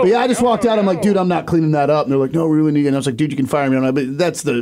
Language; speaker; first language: English; native; English